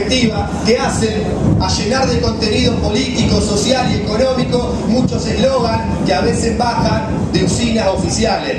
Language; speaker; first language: Spanish; native; Spanish